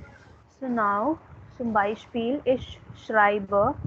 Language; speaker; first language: German; non-native, fluent; Hindi